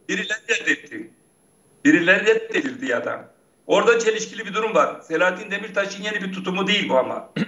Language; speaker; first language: Turkish; non-native, local second language; Kurdish